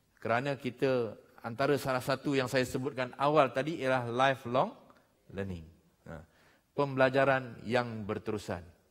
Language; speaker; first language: Malay; native; Malay